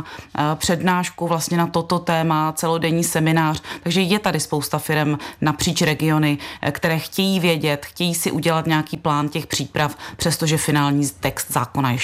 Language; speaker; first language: Czech; native; Czech